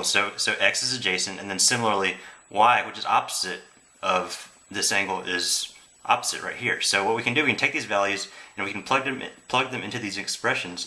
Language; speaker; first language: English; native; English